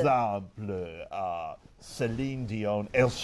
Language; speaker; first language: French; non-native, learner; English